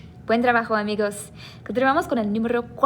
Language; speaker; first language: Spanish; non-native, fluent; English